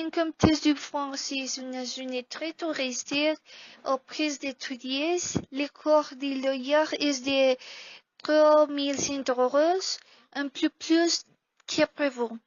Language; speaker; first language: French; non-native, learner; Spanish